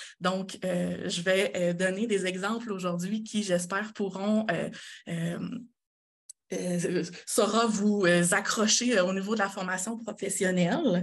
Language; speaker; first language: French; native; French